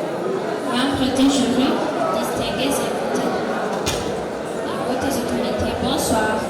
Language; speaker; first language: French; non-native, local second language; Rundi